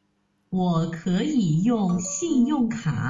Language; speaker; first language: Chinese; non-native, learner; Vietnamese